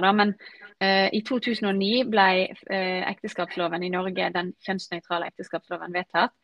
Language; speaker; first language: Norwegian; native; Norwegian